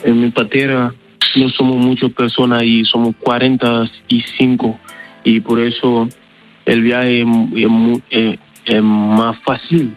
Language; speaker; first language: Spanish; non-native, learner; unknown